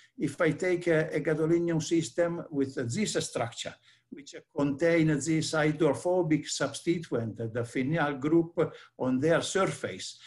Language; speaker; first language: English; non-native, fluent; Italian